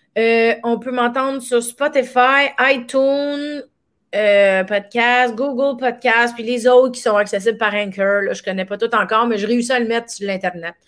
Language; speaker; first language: French; native; French